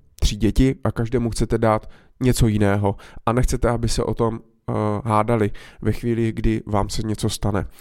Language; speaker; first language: Czech; native; Czech